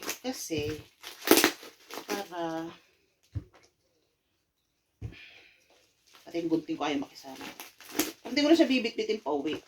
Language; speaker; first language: Filipino; native; Filipino